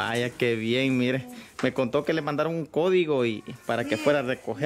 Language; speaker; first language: Spanish; native; Spanish